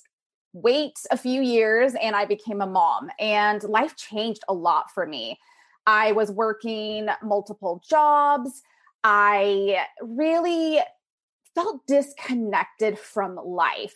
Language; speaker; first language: English; native; English